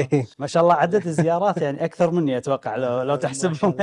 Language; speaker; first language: Arabic; native; Arabic